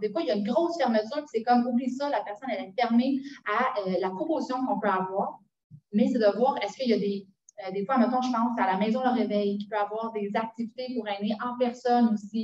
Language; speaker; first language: French; native; French